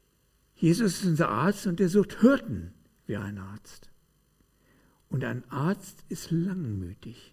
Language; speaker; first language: German; native; German